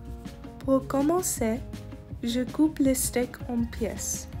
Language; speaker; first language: French; non-native, learner; English